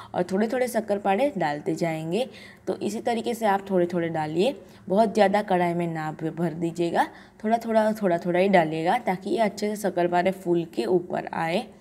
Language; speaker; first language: Hindi; non-native, local second language; Gujarati